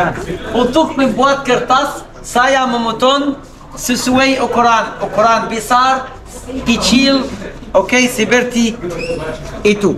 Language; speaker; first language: Indonesian; non-native, learner; Arabic